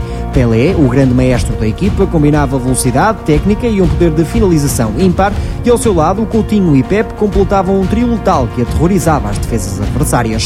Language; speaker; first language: Portuguese; native; Portuguese